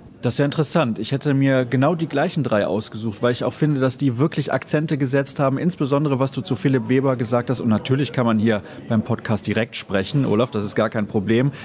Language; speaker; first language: German; native; German